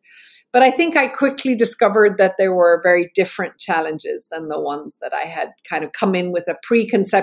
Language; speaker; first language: English; native; English